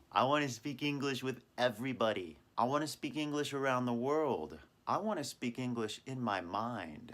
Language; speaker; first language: English; non-native, fluent; Japanese